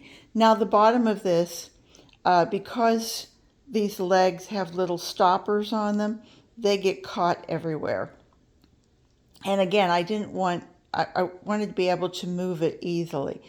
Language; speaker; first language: English; native; English